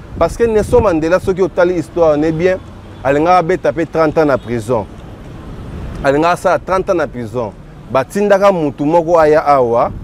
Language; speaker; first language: Lingala; non-native, local second language; Kongo